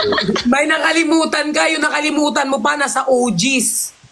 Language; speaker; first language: Filipino; native; Filipino